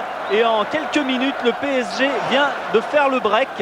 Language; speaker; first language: French; native; French